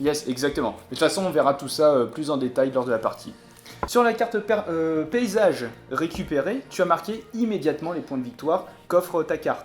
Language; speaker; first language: French; native; French